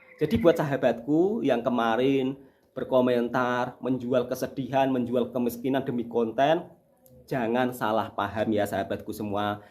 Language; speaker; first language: Indonesian; native; Indonesian